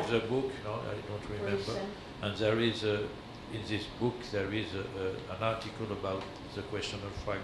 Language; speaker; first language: English; non-native, learner; French